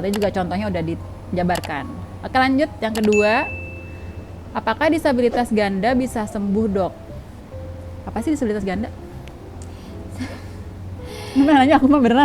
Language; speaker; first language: Indonesian; native; Indonesian